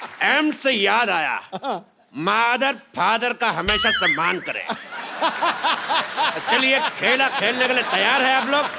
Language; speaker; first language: Hindi; native; Hindi